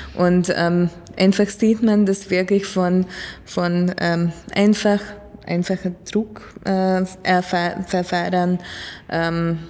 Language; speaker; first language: German; non-native, fluent; Hungarian